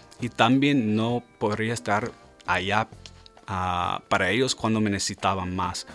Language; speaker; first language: Spanish; non-native, fluent; English